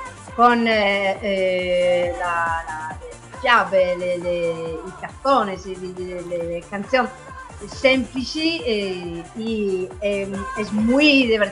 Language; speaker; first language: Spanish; non-native, learner; English